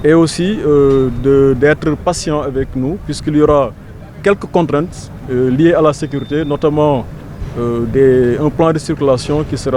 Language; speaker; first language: French; non-native, local second language; Wolof